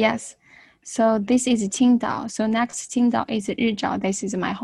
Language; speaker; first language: English; non-native, learner; Chinese